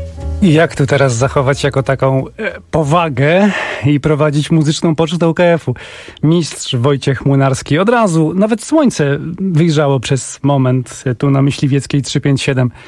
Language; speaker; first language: Polish; native; Polish